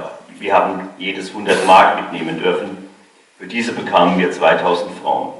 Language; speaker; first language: German; native; German